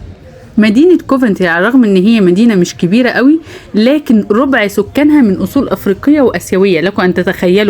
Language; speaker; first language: Arabic; native; Arabic